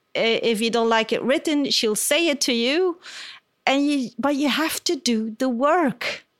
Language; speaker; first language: English; non-native, fluent; Dutch